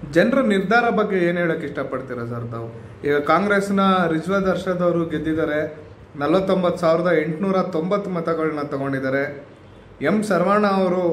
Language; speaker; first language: Kannada; native; Kannada